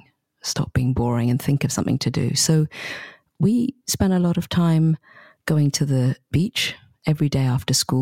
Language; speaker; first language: English; native; English